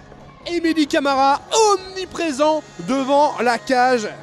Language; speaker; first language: French; native; French